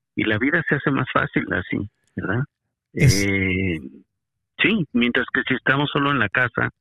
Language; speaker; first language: Spanish; native; Spanish